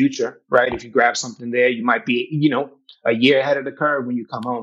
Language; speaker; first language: English; native; English